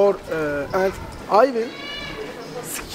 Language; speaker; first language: English; non-native, learner; Turkish